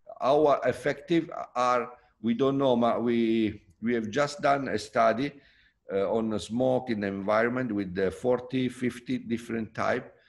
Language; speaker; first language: English; non-native, fluent; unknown